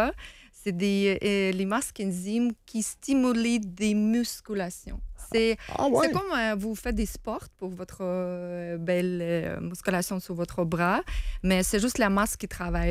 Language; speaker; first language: French; non-native, learner; Ukrainian